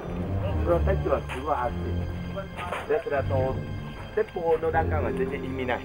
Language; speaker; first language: Japanese; non-native, learner; Vietnamese